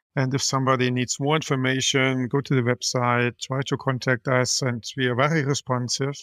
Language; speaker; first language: English; non-native, fluent; German